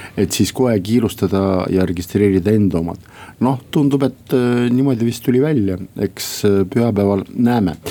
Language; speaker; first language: Estonian; non-native, local second language; Russian